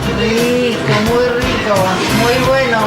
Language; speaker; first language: Spanish; non-native, learner; French